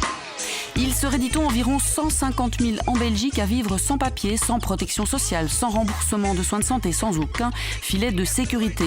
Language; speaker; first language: French; native; French